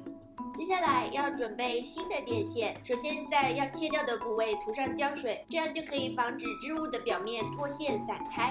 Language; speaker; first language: Chinese; native; Chinese